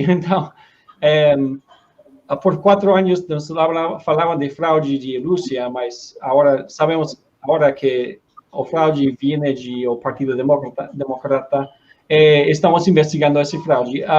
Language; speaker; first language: Portuguese; non-native, learner; Spanish